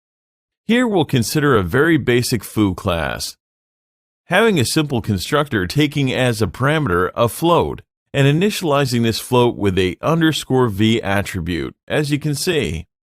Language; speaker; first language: English; non-native, fluent; French